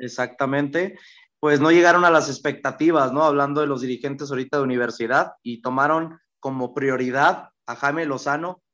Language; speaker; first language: Spanish; native; Spanish